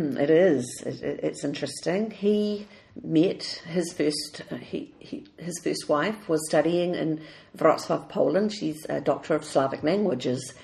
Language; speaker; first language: English; native; English